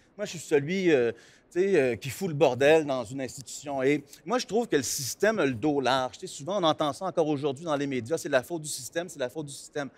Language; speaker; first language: French; native; French